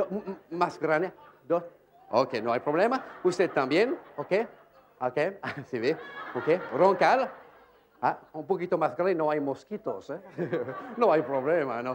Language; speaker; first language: Spanish; non-native, learner; French